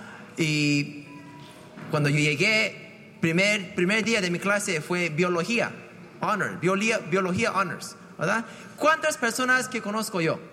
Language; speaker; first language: Spanish; non-native, fluent; English